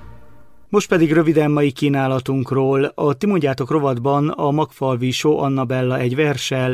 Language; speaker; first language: Hungarian; native; Hungarian